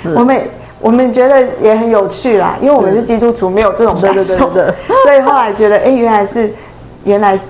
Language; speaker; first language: Chinese; native; Chinese